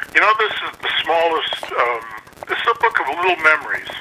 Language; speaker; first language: English; native; English